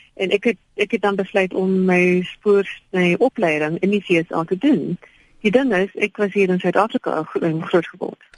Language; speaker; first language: Afrikaans; non-native, local second language; English